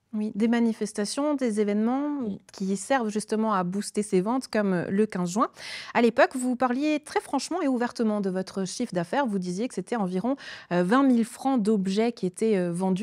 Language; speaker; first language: French; native; French